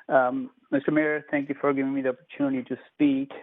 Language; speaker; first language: English; non-native, local second language; Punjabi